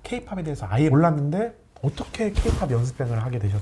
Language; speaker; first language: Korean; native; Korean